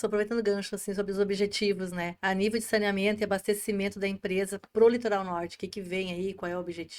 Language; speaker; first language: Portuguese; native; Portuguese